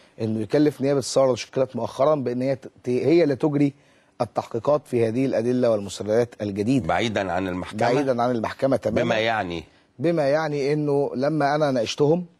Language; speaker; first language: Arabic; native; Arabic